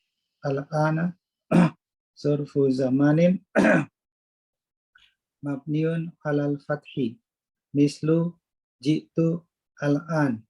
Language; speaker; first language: Arabic; non-native, learner; Indonesian